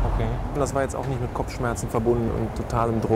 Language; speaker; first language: German; native; German